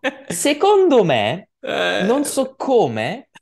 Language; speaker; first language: Italian; non-native, fluent; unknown